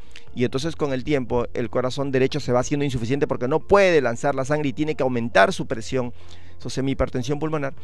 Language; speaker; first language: Spanish; native; Spanish